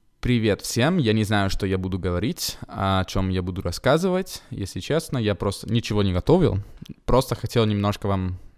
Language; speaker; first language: Russian; non-native, fluent; Italian